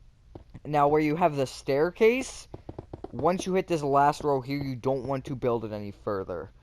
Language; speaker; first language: English; native; English